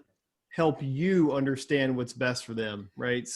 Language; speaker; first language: English; native; English